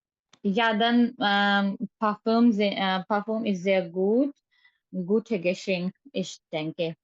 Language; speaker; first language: German; non-native, learner; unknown